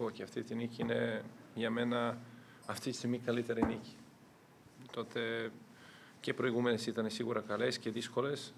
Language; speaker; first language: Greek; non-native, fluent; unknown